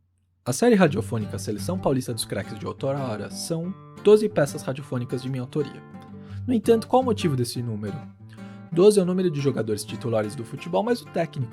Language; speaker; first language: Portuguese; native; Portuguese